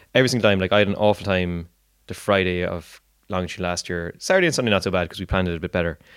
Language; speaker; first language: English; native; English